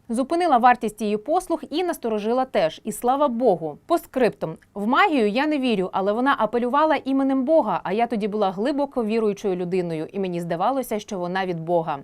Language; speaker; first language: Ukrainian; native; Ukrainian